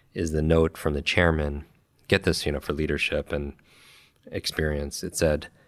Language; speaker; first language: English; native; English